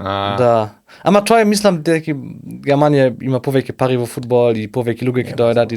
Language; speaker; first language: Macedonian; non-native, learner; German